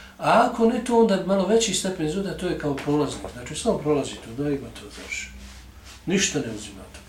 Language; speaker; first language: Bosnian; native; Bosnian